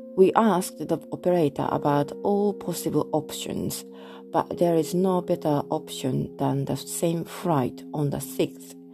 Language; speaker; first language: English; non-native, fluent; Japanese